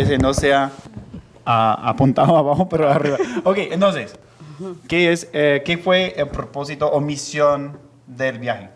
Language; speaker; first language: Spanish; non-native, fluent; English